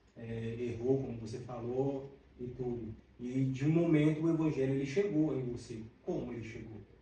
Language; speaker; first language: Portuguese; native; Portuguese